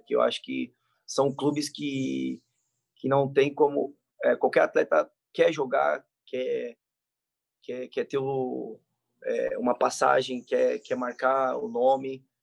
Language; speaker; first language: Portuguese; native; Portuguese